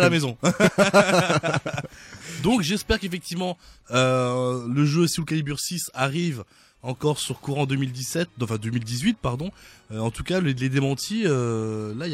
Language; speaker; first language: French; native; French